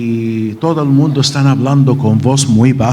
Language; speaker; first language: Spanish; non-native, fluent; Arabic